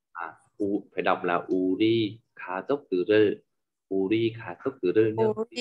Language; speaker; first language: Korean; non-native, fluent; Vietnamese